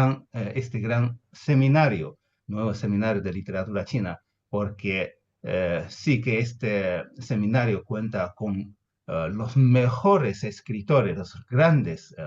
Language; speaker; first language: Spanish; non-native, fluent; Chinese